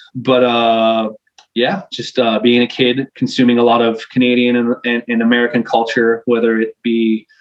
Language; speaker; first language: English; non-native, fluent; French